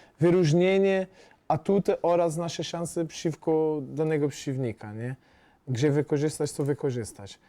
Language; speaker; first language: Polish; non-native, fluent; Portuguese